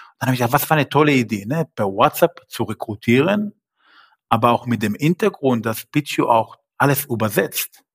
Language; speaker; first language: German; non-native, fluent; Hebrew